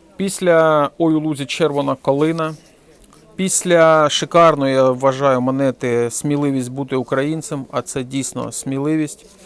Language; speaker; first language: Ukrainian; non-native, local second language; Russian